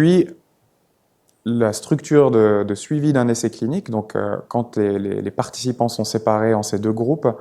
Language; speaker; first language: French; native; French